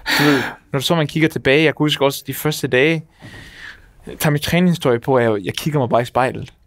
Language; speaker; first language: Danish; native; Danish